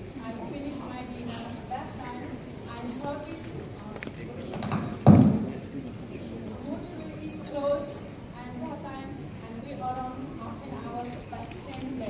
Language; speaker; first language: English; non-native, learner; Nepali